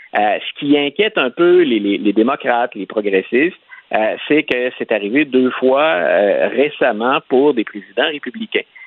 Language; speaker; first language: French; native; French